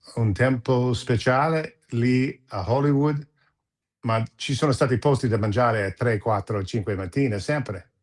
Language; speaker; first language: Italian; non-native, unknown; English